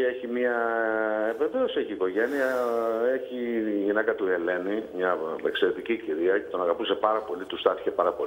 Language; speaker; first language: Greek; native; Greek